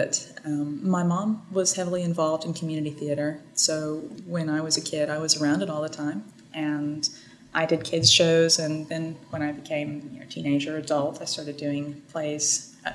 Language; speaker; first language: English; native; English